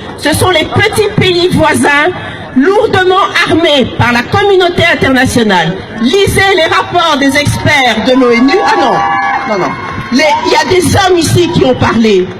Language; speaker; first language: French; early bilingual, other home language; Lingala